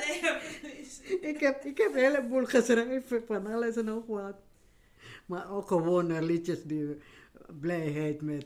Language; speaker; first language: Dutch; non-native, learner; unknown